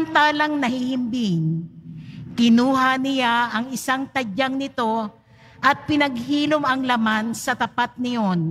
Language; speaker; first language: Filipino; native; Filipino